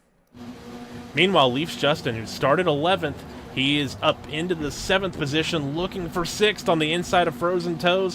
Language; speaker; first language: English; native; English